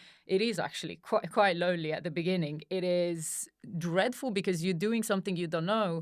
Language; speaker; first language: English; non-native, fluent; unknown